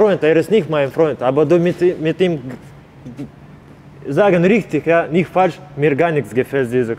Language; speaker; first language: German; non-native, learner; Russian